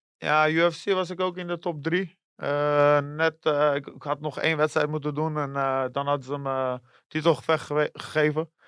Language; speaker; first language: Dutch; early bilingual, other home language; Persian